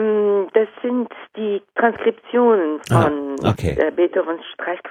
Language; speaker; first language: German; non-native, fluent; Japanese